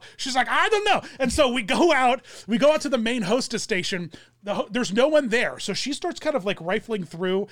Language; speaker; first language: English; early bilingual, other home language; German